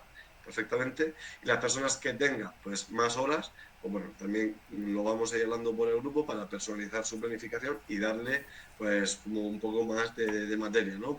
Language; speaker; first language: Spanish; native; Spanish